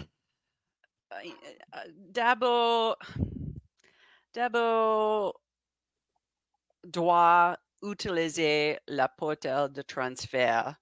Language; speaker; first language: French; non-native, learner; English